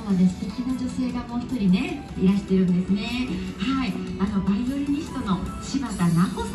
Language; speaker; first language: Japanese; native; Japanese